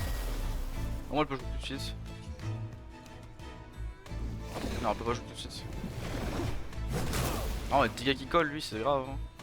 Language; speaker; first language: French; native; French